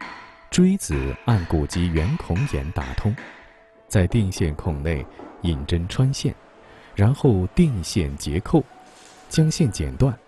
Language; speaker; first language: Chinese; native; Chinese